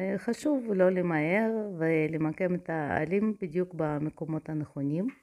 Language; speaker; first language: Hebrew; non-native, fluent; Russian